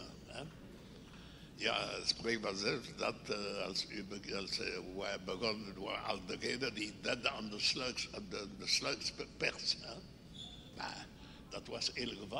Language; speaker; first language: Dutch; non-native, local second language; French